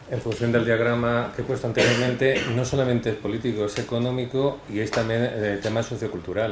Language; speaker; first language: Spanish; native; Spanish